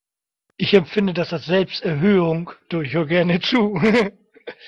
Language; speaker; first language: German; native; German